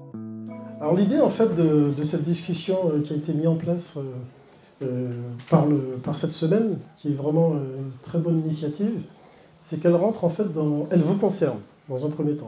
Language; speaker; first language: French; native; French